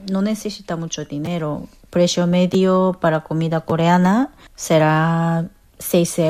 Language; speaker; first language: Spanish; non-native, learner; Korean